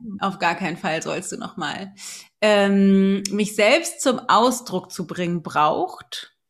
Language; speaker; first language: German; native; German